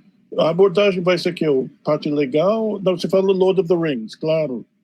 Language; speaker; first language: Portuguese; non-native, fluent; English